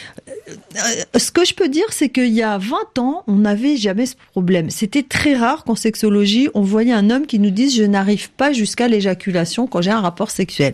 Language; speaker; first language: French; native; French